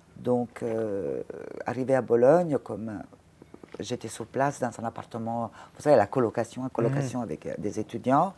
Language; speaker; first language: French; non-native, fluent; Italian